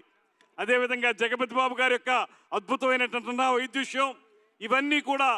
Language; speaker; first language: Telugu; native; Telugu